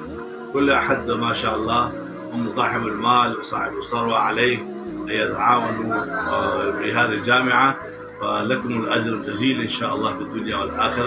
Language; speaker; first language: Arabic; non-native, fluent; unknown